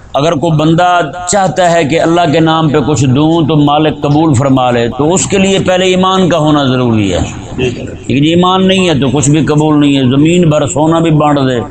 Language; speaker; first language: Urdu; non-native, local second language; Punjabi